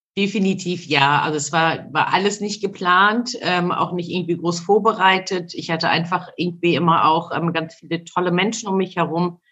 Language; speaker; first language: German; early bilingual, other home language; Turkish